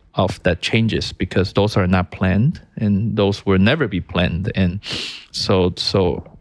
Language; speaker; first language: English; early bilingual, other home language; Chinese